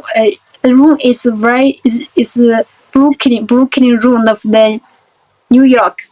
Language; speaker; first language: English; non-native, fluent; Chinese